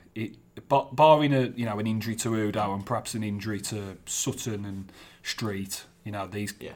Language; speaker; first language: English; native; English